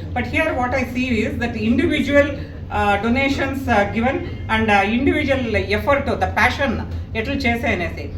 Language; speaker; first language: English; non-native, local second language; Telugu